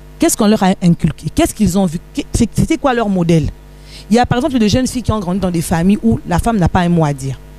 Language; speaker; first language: French; non-native, local second language; Lingala